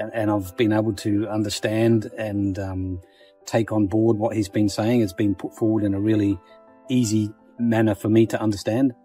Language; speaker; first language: English; native; English